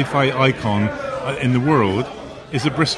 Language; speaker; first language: English; native; English